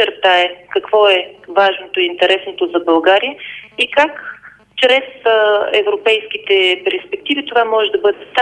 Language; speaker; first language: Bulgarian; native; Bulgarian